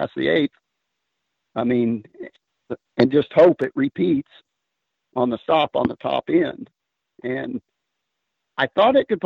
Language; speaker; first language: English; native; English